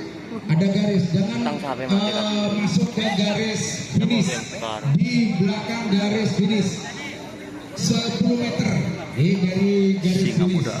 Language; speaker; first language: Indonesian; non-native, local second language; Madurese